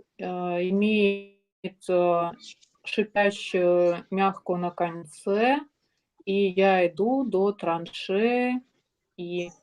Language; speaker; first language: Ukrainian; non-native, learner; Russian